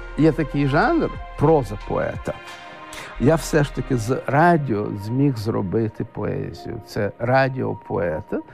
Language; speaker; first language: Ukrainian; non-native, local second language; Russian